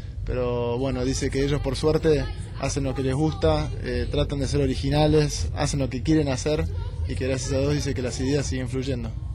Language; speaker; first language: Spanish; native; Spanish